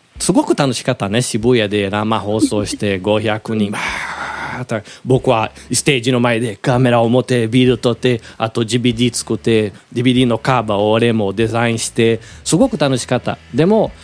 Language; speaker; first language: Japanese; non-native, learner; Portuguese